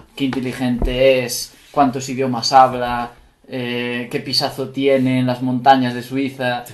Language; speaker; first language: Spanish; non-native, local second language; Galician